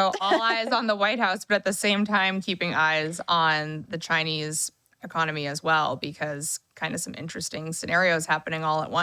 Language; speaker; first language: English; native; English